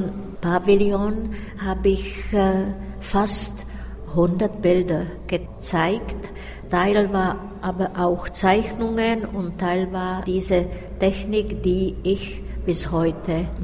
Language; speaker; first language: German; non-native, fluent; Czech